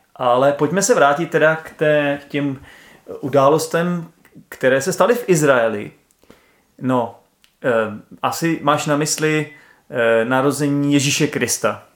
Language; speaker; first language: Czech; native; Czech